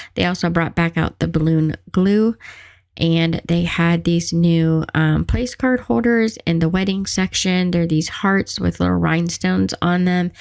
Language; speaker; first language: English; native; English